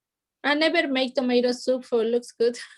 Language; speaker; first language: English; non-native, learner; Spanish